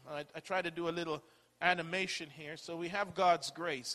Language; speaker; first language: English; native; English